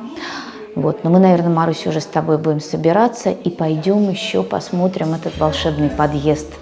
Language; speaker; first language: Russian; native; Russian